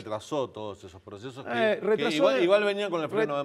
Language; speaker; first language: Spanish; native; Spanish